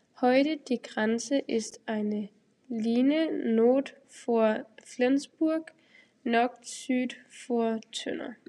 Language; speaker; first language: German; non-native, learner; Danish